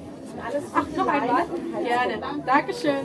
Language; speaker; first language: German; native; German